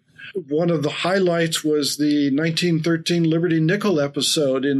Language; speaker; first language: English; native; English